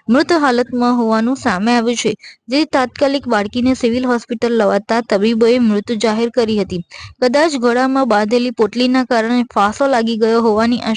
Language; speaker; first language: Gujarati; native; Gujarati